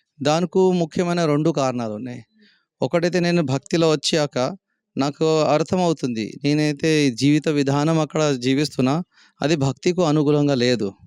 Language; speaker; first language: Telugu; native; Telugu